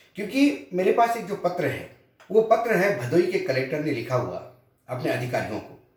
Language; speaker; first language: Hindi; non-native, local second language; Marathi